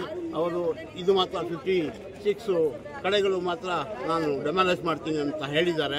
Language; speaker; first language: Kannada; non-native, local second language; Urdu